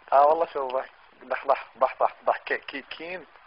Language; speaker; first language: Arabic; native; Arabic